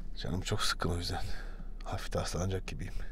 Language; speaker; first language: Turkish; native; Turkish